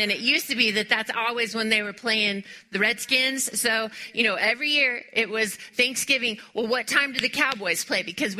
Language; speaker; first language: English; native; English